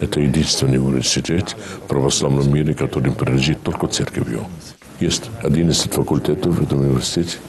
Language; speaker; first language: Russian; non-native, fluent; Arabic